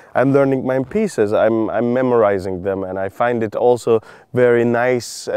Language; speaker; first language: English; non-native, learner; Turkish